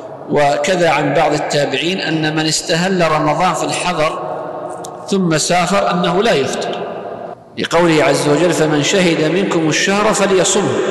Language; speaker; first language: Arabic; native; Arabic